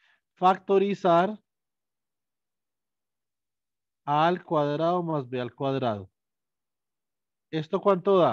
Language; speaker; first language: Spanish; native; Spanish